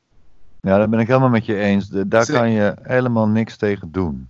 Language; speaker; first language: Dutch; native; Dutch